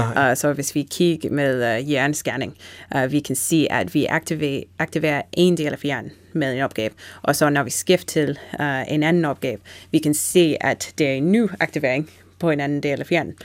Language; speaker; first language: Danish; non-native, fluent; English